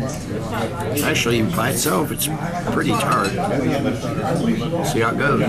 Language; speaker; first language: English; native; English